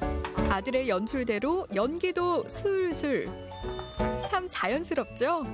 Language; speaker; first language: Korean; native; Korean